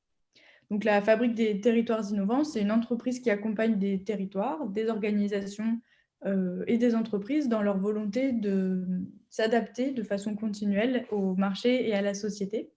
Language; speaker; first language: French; native; French